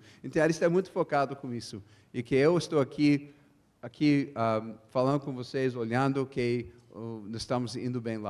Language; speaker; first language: Portuguese; non-native, fluent; English